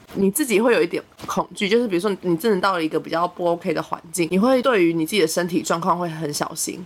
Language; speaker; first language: Chinese; native; Chinese